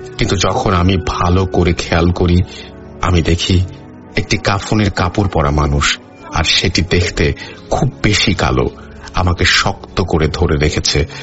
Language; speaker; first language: Bangla; native; Bangla